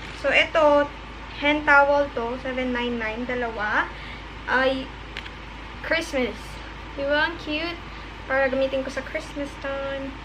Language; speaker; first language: Filipino; native; Filipino